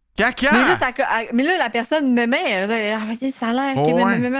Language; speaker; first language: French; native; French